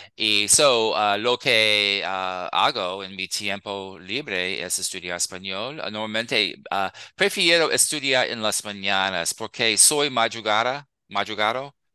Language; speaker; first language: Spanish; non-native, fluent; English